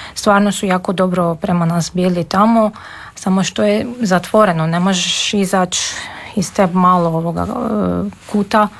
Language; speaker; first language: Serbian; non-native, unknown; Armenian